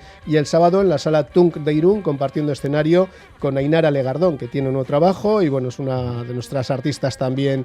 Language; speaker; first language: Spanish; native; Spanish